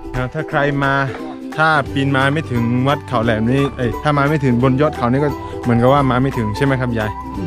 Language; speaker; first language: Thai; non-native, local second language; Karen languages